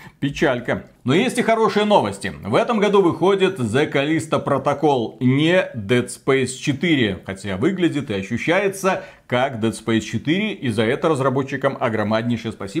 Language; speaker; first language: Russian; native; Russian